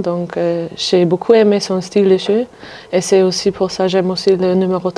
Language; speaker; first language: French; non-native, fluent; German